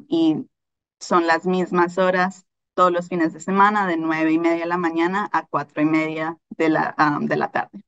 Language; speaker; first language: Spanish; early bilingual, heritage; Spanish